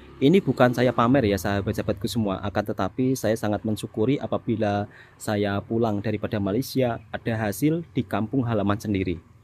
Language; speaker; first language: Indonesian; native; Indonesian